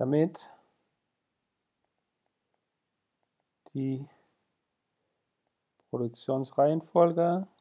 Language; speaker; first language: German; non-native, fluent; Spanish